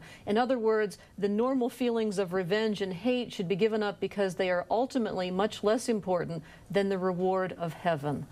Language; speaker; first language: English; native; English